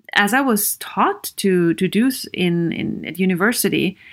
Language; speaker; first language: English; non-native, fluent; German